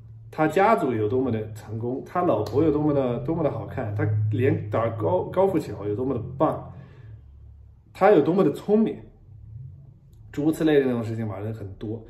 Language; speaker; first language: Chinese; non-native, fluent; German